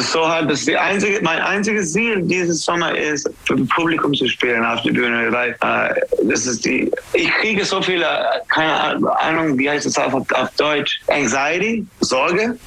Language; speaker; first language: German; non-native, learner; English